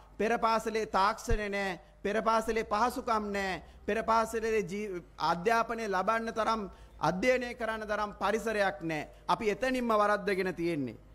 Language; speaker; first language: Sinhala; native; Sinhala